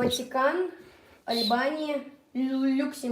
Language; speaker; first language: Russian; non-native, local second language; Chechen